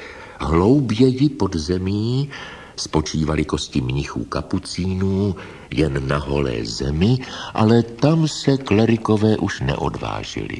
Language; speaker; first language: Czech; native; Czech